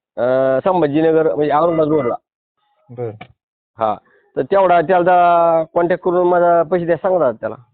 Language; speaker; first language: Marathi; native; Marathi